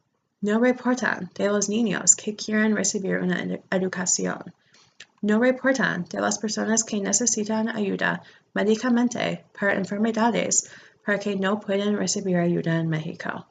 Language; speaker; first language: Spanish; non-native, fluent; English